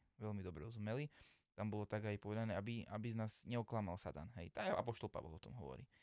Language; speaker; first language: Slovak; native; Slovak